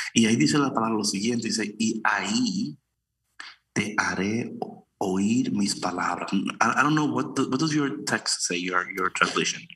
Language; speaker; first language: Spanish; early bilingual, heritage; Spanish